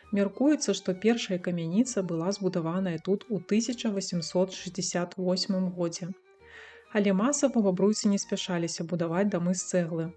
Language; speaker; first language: Belarusian; native; Belarusian